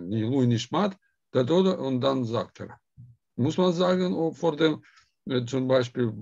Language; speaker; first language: German; non-native, learner; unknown